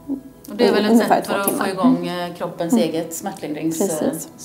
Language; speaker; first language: Swedish; native; Swedish